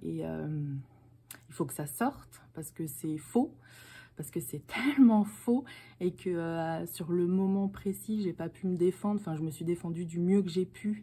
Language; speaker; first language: French; native; French